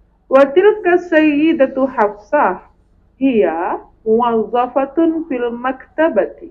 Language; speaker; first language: Arabic; non-native, fluent; Indonesian